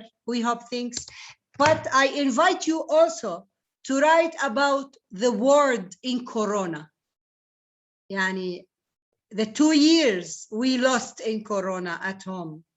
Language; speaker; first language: English; non-native, learner; Arabic